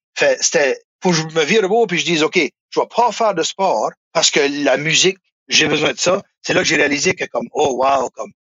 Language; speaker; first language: French; native; French